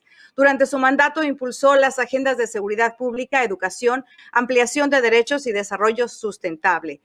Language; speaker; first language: Spanish; native; Spanish